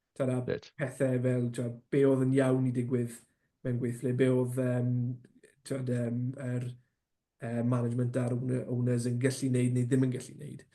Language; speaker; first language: Welsh; non-native, local second language; English